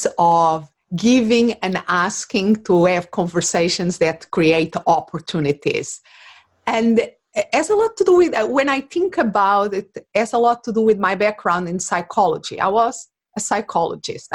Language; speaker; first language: English; non-native, fluent; Portuguese